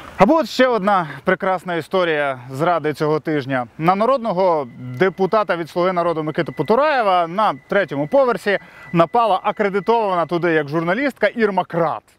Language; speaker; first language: Ukrainian; native; Ukrainian